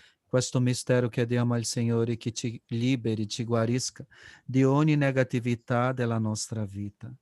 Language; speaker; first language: Italian; non-native, fluent; Portuguese